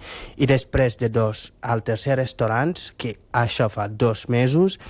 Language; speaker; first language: Catalan; non-native, fluent; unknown